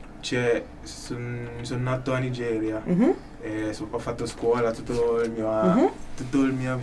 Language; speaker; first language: Italian; non-native, learner; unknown